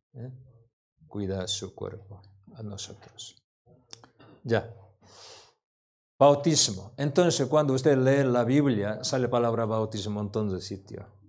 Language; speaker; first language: Spanish; non-native, learner; Korean